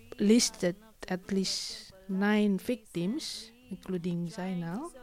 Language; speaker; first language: English; non-native, fluent; Indonesian